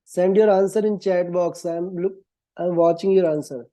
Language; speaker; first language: English; non-native, local second language; Punjabi